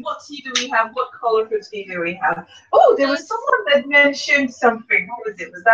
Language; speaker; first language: English; non-native, local second language; Yoruba